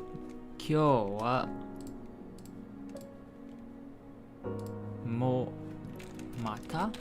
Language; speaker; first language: Japanese; non-native, learner; English